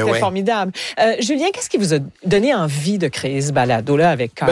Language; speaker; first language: French; native; French